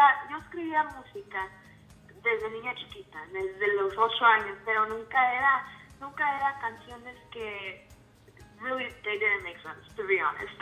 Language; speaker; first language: Spanish; early bilingual, heritage; Spanish